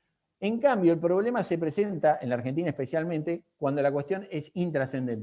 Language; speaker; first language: Spanish; native; Spanish